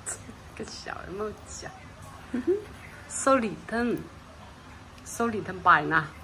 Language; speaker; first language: Chinese; native; Chinese